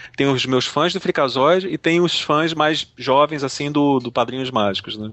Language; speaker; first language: Portuguese; native; Portuguese